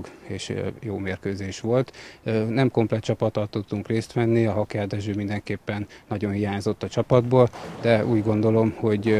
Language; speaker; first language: Hungarian; native; Hungarian